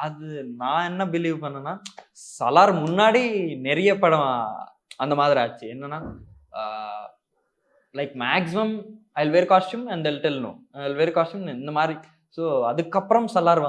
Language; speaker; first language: Tamil; non-native, learner; Telugu